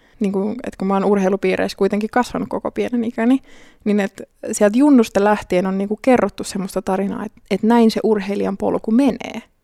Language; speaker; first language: Finnish; native; Finnish